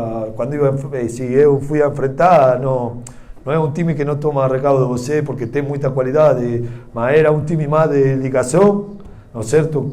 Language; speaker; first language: Portuguese; non-native, learner; Spanish